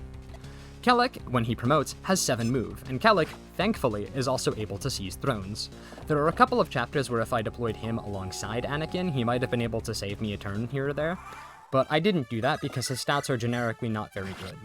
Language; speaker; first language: English; native; English